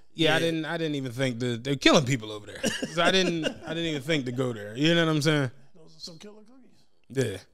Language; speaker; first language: English; native; English